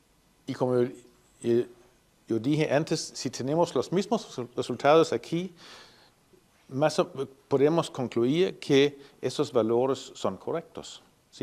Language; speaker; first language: Spanish; non-native, fluent; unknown